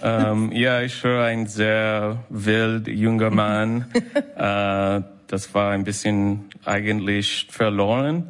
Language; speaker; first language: German; non-native, learner; English